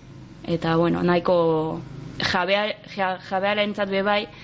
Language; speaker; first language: Basque; non-native, local second language; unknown